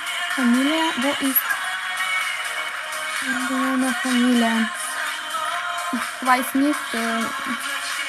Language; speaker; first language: German; non-native, learner; Russian